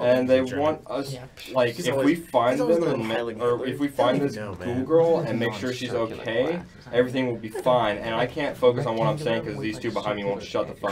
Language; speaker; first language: English; native; English